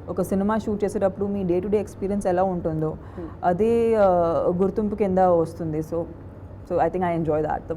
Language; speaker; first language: Telugu; non-native, fluent; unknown